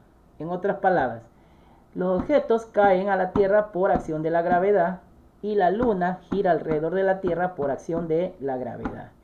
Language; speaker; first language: Spanish; native; Spanish